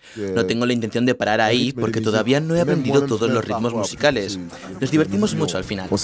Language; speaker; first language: Spanish; non-native, fluent; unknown